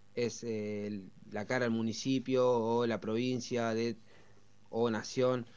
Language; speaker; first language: Spanish; native; Spanish